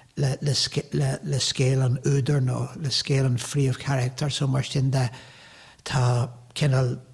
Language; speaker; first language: Irish; native; Irish